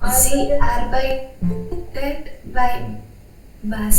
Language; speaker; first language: German; non-native, learner; Hindi